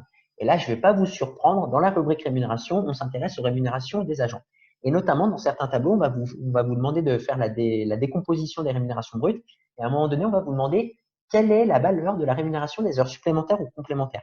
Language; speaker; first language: French; native; French